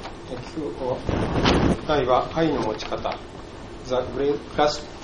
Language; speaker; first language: Japanese; native; Japanese